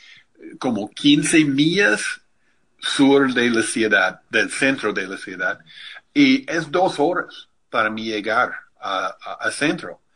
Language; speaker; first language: Spanish; non-native, fluent; English